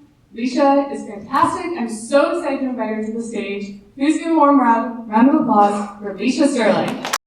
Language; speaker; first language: English; native; English